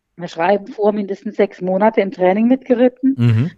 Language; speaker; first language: German; native; German